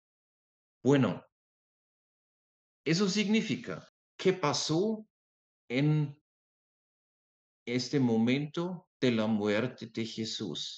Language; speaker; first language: Spanish; non-native, fluent; German